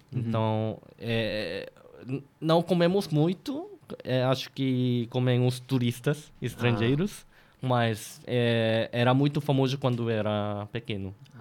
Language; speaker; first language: Portuguese; non-native, fluent; Korean